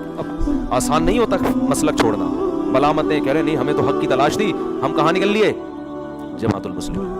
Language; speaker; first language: Urdu; native; Urdu